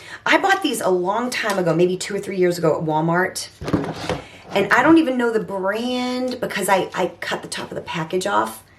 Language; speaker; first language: English; native; English